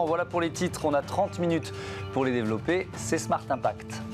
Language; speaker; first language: French; native; French